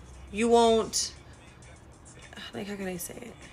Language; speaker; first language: English; early bilingual, other home language; Spanish